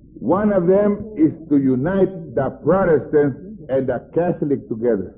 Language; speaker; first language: English; non-native, fluent; Spanish